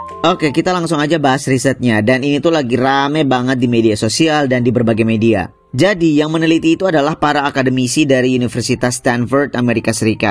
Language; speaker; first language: Indonesian; native; Indonesian